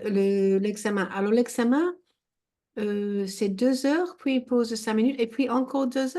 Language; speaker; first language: French; non-native, fluent; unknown